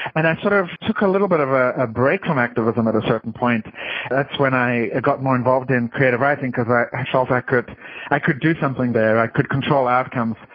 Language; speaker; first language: English; native; English